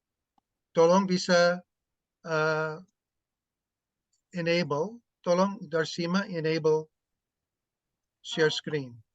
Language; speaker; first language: Indonesian; non-native, fluent; English